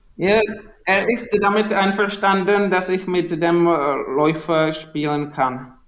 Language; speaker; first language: German; non-native, learner; Czech